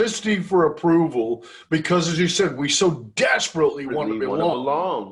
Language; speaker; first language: English; native; English